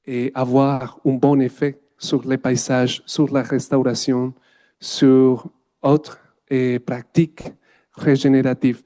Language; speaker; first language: French; non-native, learner; Spanish